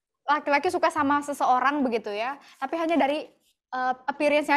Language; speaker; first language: Indonesian; native; Indonesian